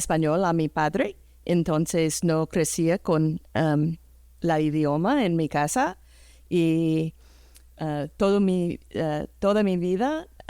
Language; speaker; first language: Spanish; early bilingual, heritage; English